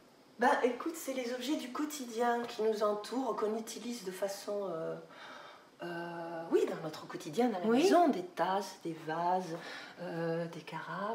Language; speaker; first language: French; native; French